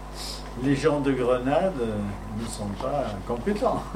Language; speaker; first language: French; non-native, fluent; Spanish